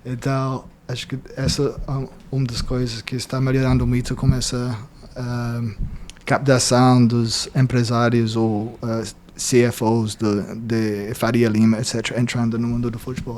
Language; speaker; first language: Portuguese; non-native, fluent; English